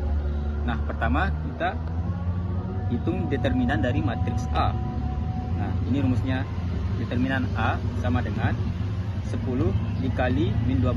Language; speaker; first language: Indonesian; native; Indonesian